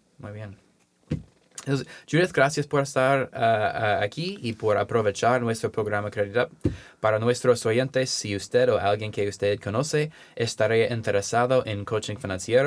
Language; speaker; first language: Spanish; non-native, learner; English